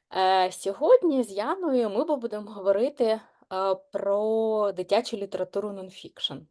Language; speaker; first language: Ukrainian; native; Ukrainian